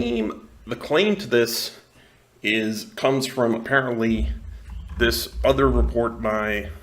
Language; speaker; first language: English; non-native, local second language; Spanish